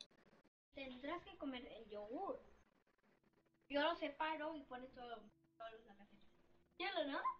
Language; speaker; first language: Spanish; native; Spanish